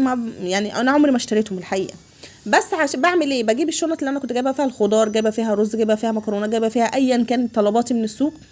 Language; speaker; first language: Arabic; native; Arabic